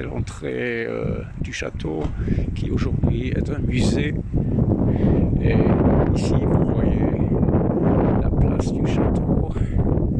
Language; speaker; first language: French; non-native, learner; German